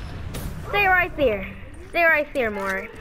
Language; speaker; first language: English; native; English